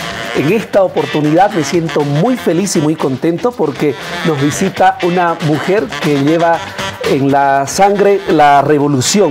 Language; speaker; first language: Spanish; native; Spanish